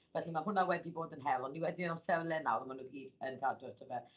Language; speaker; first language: Welsh; native; Welsh